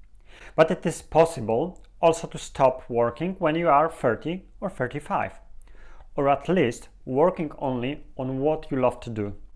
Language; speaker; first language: English; non-native, fluent; Polish